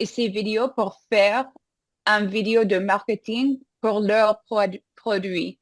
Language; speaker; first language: French; non-native, fluent; English